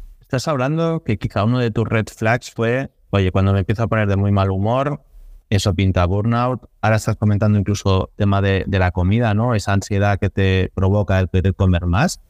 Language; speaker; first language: Spanish; native; Spanish